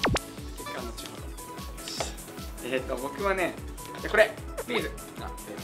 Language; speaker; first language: Japanese; native; Japanese